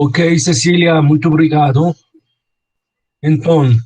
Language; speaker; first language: Portuguese; non-native, learner; Spanish